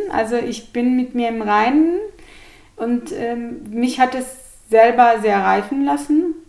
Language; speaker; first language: German; early bilingual, other home language; Turkish